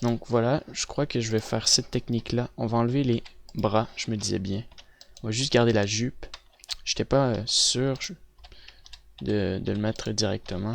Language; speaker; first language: French; native; French